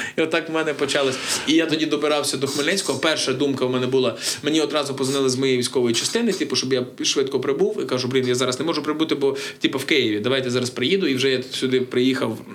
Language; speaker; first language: Ukrainian; native; Ukrainian